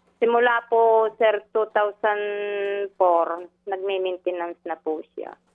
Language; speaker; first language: Filipino; native; Filipino